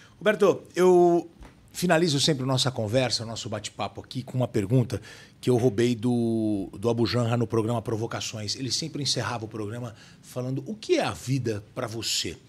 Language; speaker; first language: Portuguese; native; Portuguese